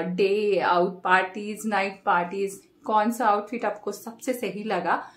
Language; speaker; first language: Hindi; non-native, local second language; Bangla